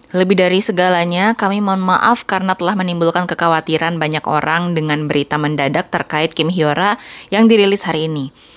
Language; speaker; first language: Indonesian; native; Indonesian